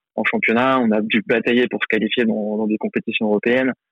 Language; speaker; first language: French; native; French